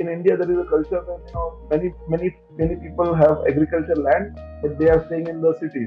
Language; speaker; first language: English; non-native, local second language; Gujarati